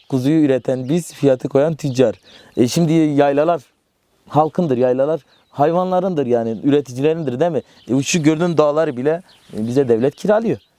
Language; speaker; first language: Turkish; native; Turkish